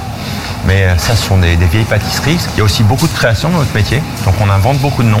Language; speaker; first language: French; native; French